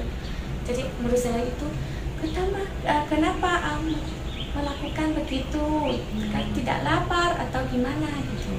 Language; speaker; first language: Indonesian; non-native, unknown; Thai